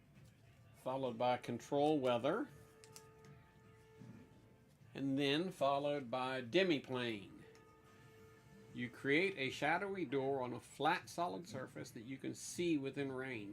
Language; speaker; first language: English; native; English